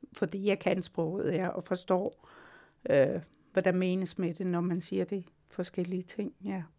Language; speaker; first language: Danish; non-native, local second language; Kalaallisut